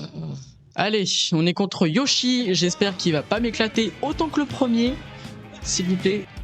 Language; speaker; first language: French; native; French